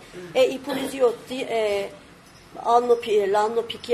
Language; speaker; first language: Italian; non-native, learner; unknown